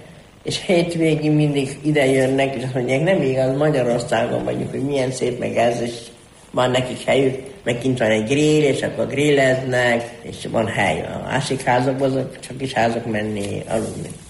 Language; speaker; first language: Hungarian; early bilingual, heritage; Hungarian